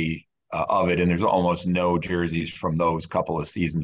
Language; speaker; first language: English; native; English